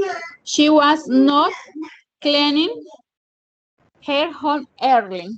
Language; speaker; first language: English; non-native, learner; Spanish